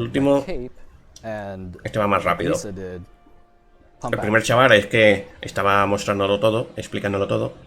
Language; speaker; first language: Spanish; native; Spanish